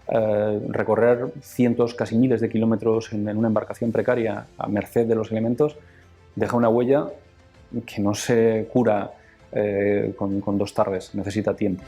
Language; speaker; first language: Spanish; native; Spanish